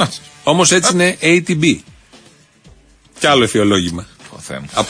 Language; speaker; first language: Greek; native; Greek